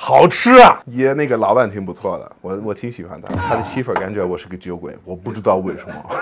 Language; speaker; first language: Chinese; non-native, fluent; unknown